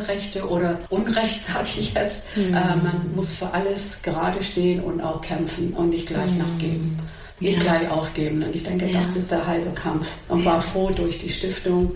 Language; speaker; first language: German; non-native, fluent; English